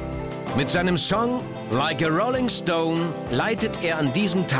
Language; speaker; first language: German; native; German